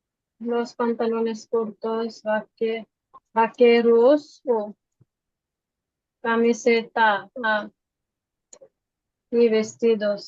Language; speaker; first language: Spanish; non-native, fluent; Bangla